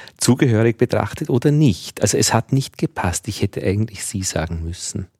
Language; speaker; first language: German; native; German